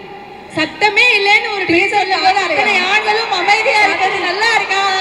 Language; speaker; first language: Tamil; native; Tamil